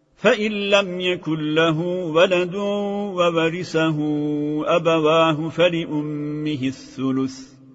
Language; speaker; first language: Arabic; non-native, fluent; Turkish